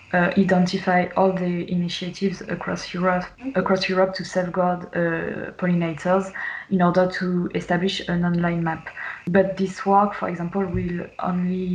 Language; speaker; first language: English; non-native, fluent; French